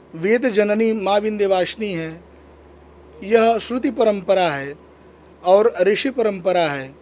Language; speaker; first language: Hindi; native; Hindi